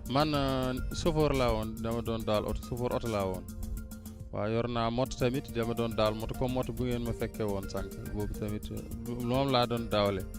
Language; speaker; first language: Wolof; non-native, local second language; Fula